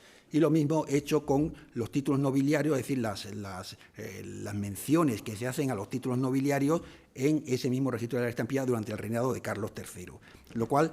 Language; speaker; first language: Spanish; native; Spanish